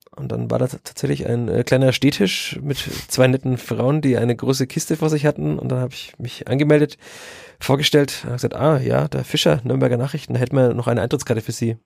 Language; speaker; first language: German; native; German